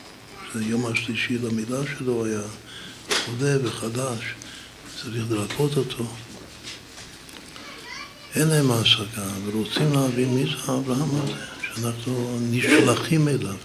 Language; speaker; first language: Hebrew; non-native, fluent; English